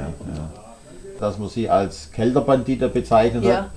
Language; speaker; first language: German; native; German